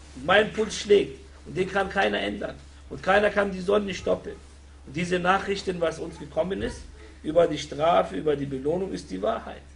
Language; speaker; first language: German; non-native, fluent; Arabic